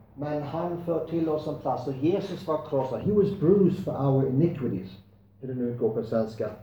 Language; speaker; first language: Swedish; non-native, fluent; English